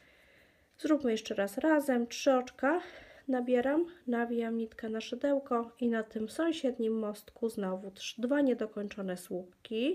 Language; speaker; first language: Polish; native; Polish